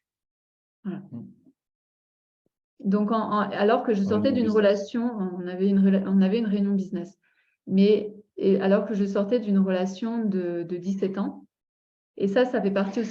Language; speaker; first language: French; native; French